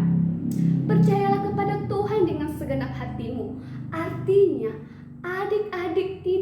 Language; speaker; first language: Indonesian; native; Indonesian